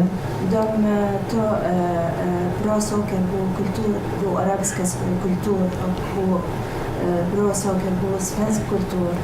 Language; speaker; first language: Swedish; non-native, learner; Arabic